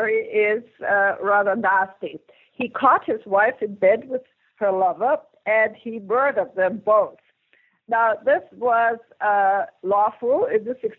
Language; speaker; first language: English; non-native, fluent; German